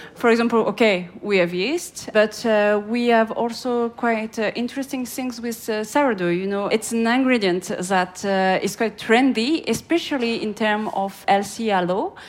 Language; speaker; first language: English; non-native, fluent; French